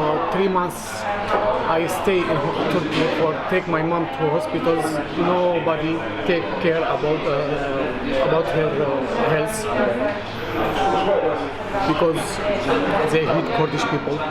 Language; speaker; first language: English; non-native, learner; Kurdish